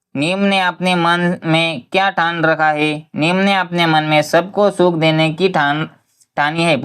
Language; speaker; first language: Hindi; non-native, local second language; Marathi